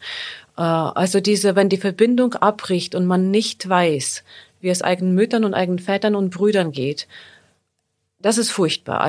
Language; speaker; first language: German; non-native, fluent; Ukrainian